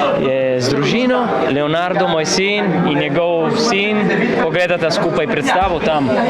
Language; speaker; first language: Slovenian; non-native, fluent; Italian